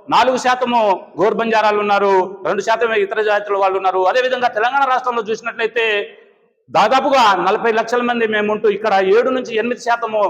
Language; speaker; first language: Telugu; non-native, local second language; Lambadi